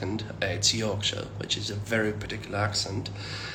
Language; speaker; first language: English; non-native, fluent; Russian